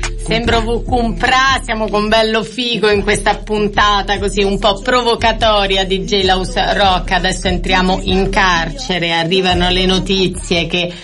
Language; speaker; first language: Italian; native; Italian